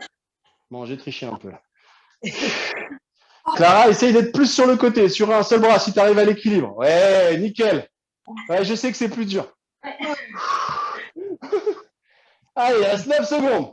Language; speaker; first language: French; native; French